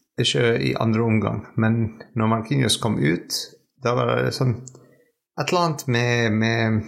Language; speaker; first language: Norwegian; non-native, fluent; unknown